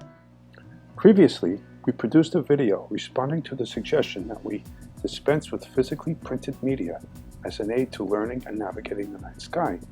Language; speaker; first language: English; native; English